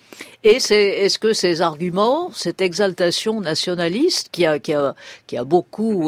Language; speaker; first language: French; native; French